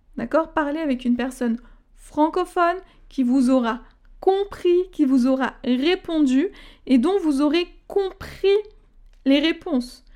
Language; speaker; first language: French; native; French